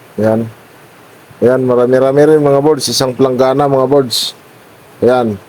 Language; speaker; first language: Filipino; non-native, local second language; Waray